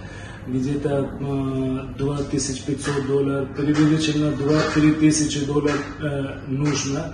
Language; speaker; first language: Russian; non-native, learner; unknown